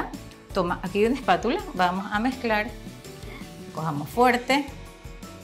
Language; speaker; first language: Spanish; native; Spanish